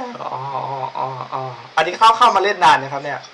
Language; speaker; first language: Thai; native; Thai